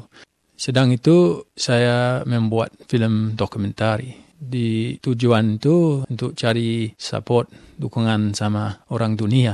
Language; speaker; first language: Indonesian; non-native, fluent; English